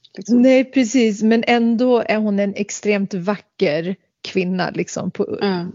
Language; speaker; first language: Swedish; early bilingual, other home language; Central Kurdish